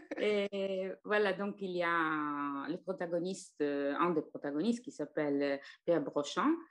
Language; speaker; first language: French; non-native, fluent; Italian